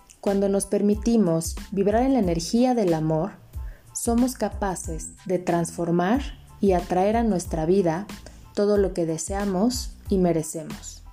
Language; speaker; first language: Spanish; native; Spanish